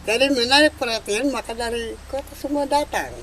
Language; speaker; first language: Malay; non-native, local second language; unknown